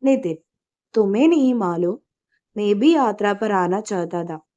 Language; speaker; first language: Hindi; non-native, local second language; Malayalam